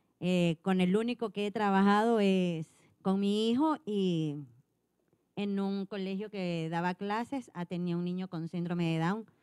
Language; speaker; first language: Spanish; native; Spanish